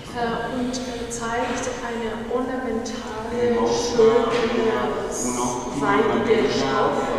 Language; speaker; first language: German; non-native, fluent; Persian